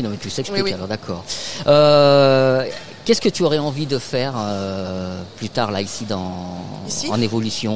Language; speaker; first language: French; native; French